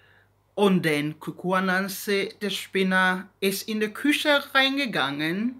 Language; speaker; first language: German; non-native, learner; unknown